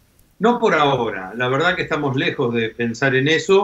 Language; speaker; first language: Spanish; native; Spanish